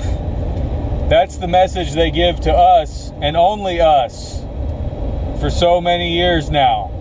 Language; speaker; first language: English; native; English